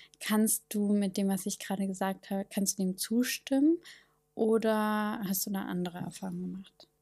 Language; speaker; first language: German; native; German